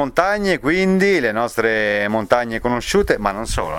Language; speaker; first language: Italian; native; Italian